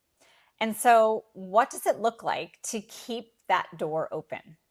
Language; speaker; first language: English; native; English